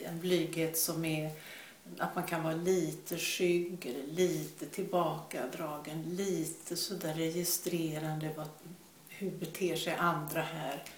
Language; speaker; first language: Swedish; native; Swedish